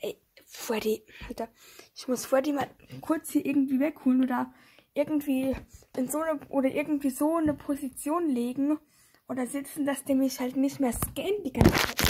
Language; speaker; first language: German; native; German